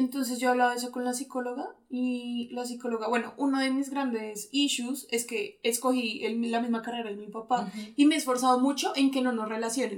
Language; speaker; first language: Spanish; native; Spanish